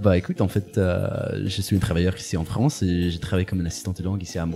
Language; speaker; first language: French; non-native, fluent; English